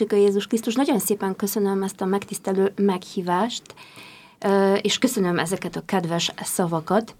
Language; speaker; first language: Hungarian; non-native, fluent; Polish